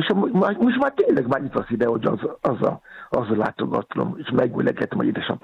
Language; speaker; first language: Hungarian; non-native, learner; Yoruba